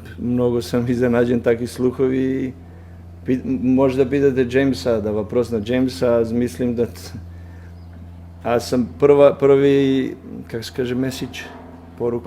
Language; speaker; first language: Bulgarian; non-native, learner; Serbian